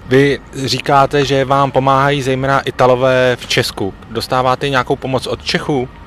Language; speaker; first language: Czech; native; Czech